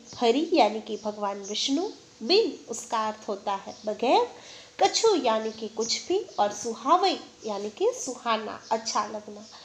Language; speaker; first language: Hindi; non-native, local second language; Gujarati